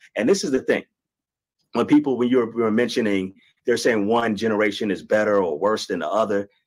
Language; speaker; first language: English; native; English